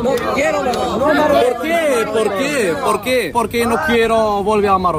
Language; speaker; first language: Spanish; non-native, learner; Arabic